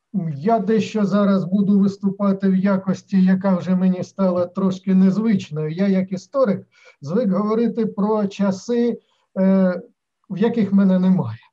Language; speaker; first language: Ukrainian; native; Ukrainian